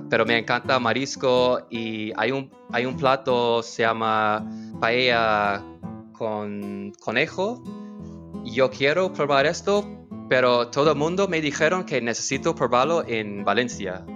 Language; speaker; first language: Spanish; non-native, fluent; English